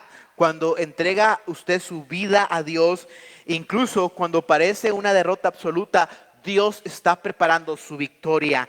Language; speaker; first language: Spanish; native; Spanish